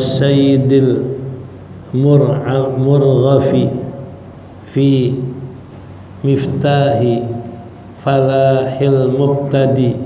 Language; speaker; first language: Arabic; non-native, fluent; Indonesian